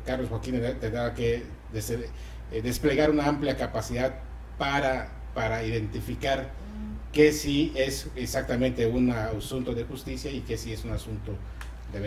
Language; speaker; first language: Spanish; native; Spanish